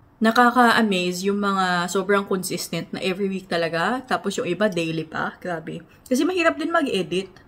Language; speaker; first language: Filipino; native; Filipino